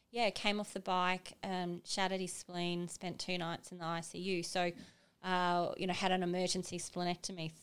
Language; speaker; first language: English; native; English